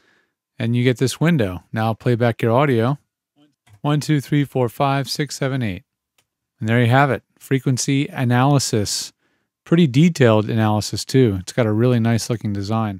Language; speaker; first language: English; native; English